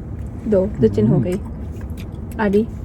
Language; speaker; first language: Japanese; non-native, fluent; Filipino